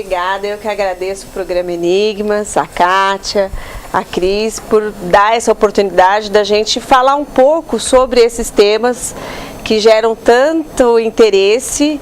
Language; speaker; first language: Portuguese; native; Portuguese